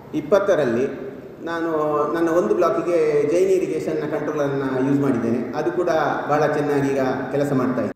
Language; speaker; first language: Kannada; native; Kannada